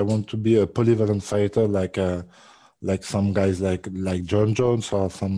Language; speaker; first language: English; non-native, learner; French